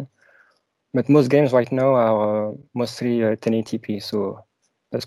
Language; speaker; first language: English; non-native, fluent; French